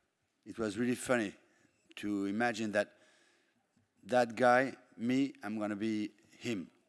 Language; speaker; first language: English; non-native, fluent; French